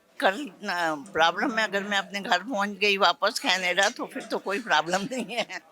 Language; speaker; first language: Hindi; non-native, local second language; Punjabi